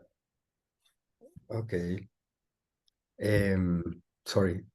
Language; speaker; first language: English; non-native, learner; Spanish